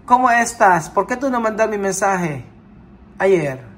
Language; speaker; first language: Spanish; non-native, learner; Filipino